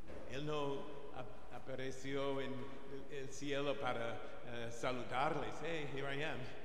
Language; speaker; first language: Spanish; non-native, fluent; English